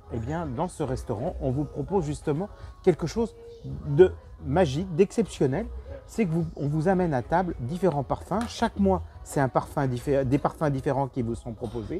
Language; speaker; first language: French; native; French